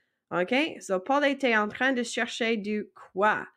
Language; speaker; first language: French; non-native, fluent; English